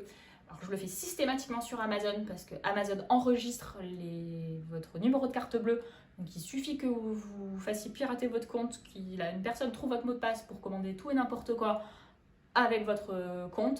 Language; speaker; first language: French; native; French